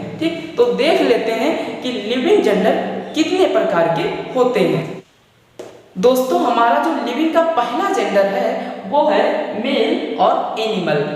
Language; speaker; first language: Hindi; native; Hindi